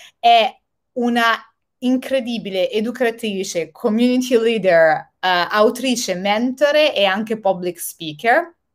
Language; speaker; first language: Italian; native; Italian